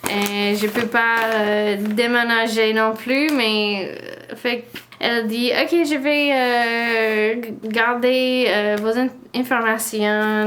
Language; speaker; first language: French; non-native, learner; English